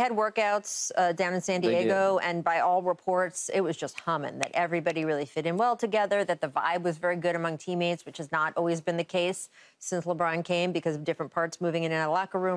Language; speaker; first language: English; native; English